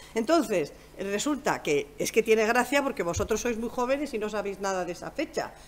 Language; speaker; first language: Spanish; native; Spanish